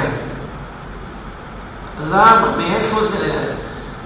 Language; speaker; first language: Hebrew; non-native, fluent; Russian